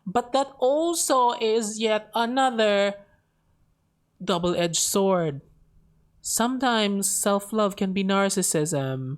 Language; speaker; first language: English; non-native, local second language; Filipino